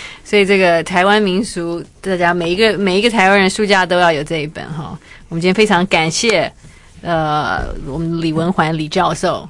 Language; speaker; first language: Chinese; native; Chinese